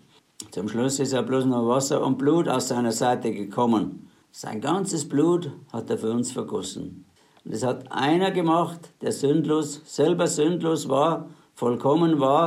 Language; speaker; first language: German; native; German